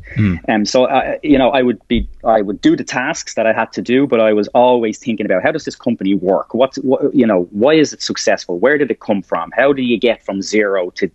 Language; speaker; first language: English; native; English